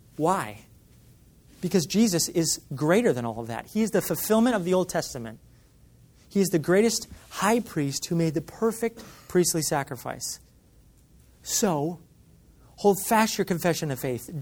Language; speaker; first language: English; native; English